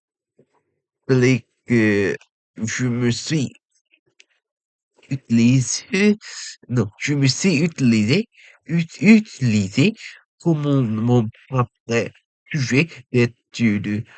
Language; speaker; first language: French; non-native, learner; Japanese